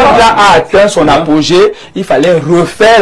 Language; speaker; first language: French; native; French